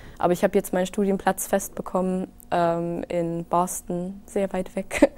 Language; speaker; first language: German; early bilingual, other home language; English